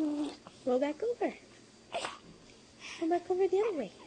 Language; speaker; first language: English; native; English